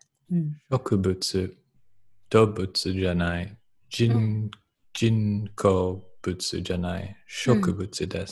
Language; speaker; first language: Japanese; non-native, learner; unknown